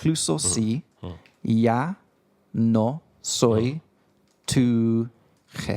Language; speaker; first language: Spanish; non-native, fluent; English